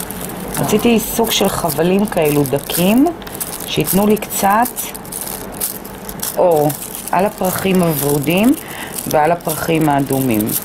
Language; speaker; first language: Hebrew; native; Hebrew